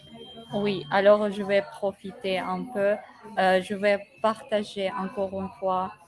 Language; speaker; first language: French; non-native, learner; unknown